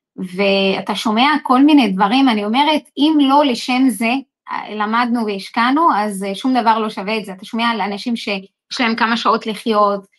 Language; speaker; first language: Hebrew; non-native, local second language; Arabic